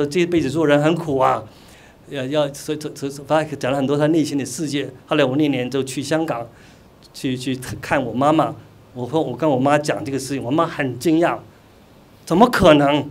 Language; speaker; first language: Chinese; non-native, local second language; Cantonese